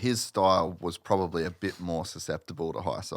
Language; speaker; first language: English; native; English